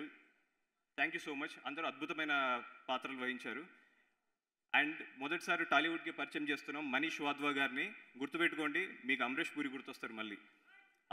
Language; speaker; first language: Telugu; native; Telugu